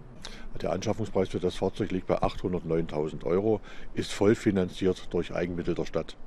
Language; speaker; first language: German; native; German